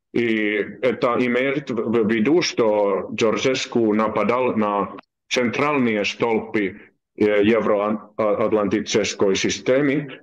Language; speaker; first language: Russian; non-native, learner; Finnish